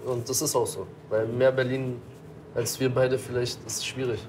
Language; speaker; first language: German; native; German